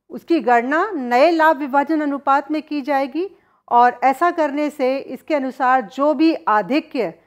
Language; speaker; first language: Hindi; native; Hindi